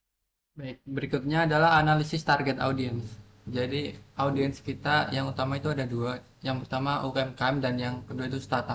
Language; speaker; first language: Indonesian; native; Indonesian